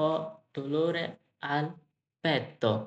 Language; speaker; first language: Italian; non-native, learner; Bangla